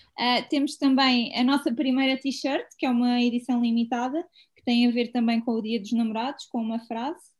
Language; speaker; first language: Portuguese; native; Portuguese